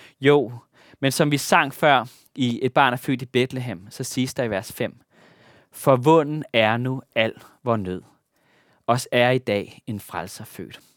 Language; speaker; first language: Danish; native; Danish